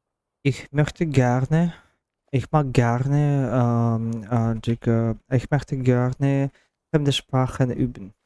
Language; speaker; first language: German; non-native, learner; Russian